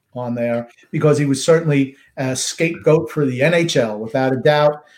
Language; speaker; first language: English; native; English